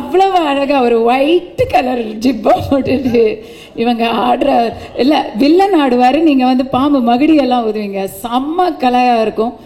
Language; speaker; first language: Tamil; native; Tamil